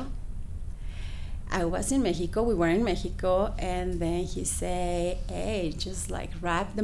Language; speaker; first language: English; non-native, fluent; Spanish